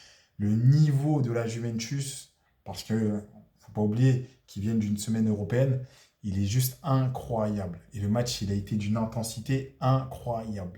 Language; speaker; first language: French; native; French